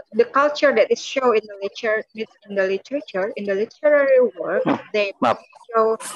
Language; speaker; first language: English; non-native, fluent; Indonesian